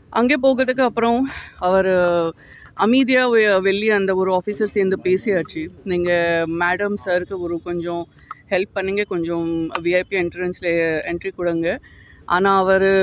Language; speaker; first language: Tamil; non-native, learner; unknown